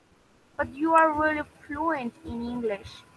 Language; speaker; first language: English; non-native, learner; Spanish